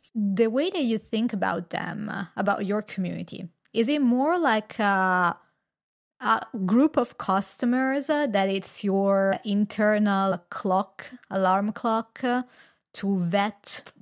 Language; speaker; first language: English; non-native, fluent; Italian